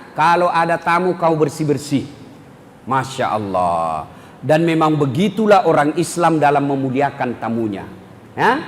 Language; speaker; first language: Indonesian; non-native, local second language; Buginese